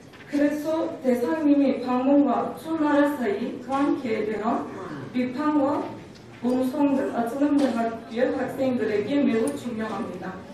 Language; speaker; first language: Korean; non-native, learner; Turkish